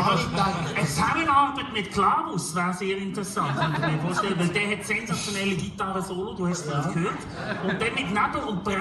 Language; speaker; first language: German; native; German